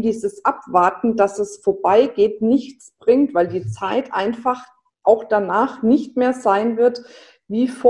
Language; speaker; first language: German; native; German